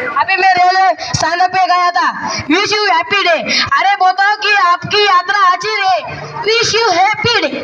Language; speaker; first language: Hindi; non-native, local second language; Marathi